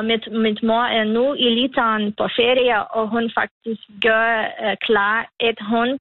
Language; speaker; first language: Danish; non-native, learner; Lithuanian